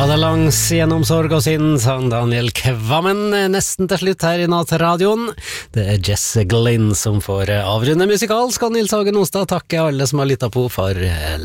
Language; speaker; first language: Norwegian; native; Norwegian